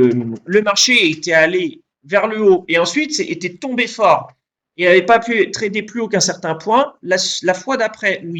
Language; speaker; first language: French; native; French